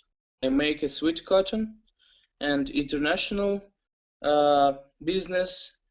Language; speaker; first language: English; non-native, learner; Ukrainian